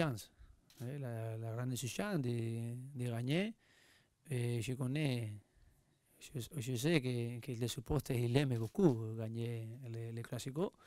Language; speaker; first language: French; non-native, learner; Spanish